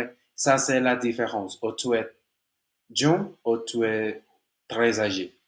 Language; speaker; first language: French; non-native, learner; Spanish